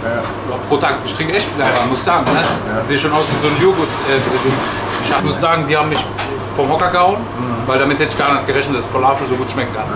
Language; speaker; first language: German; native; German